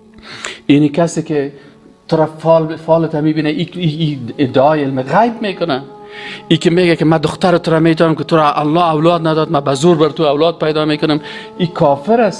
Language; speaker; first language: Persian; native; Persian